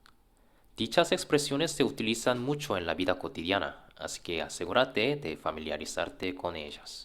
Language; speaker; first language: Spanish; non-native, fluent; Korean